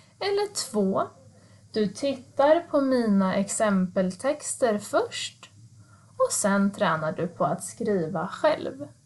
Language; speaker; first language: Swedish; native; Swedish